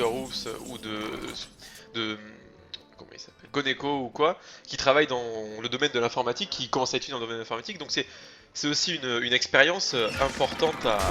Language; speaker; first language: French; native; French